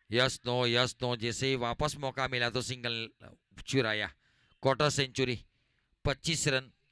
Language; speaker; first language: Hindi; non-native, local second language; Gujarati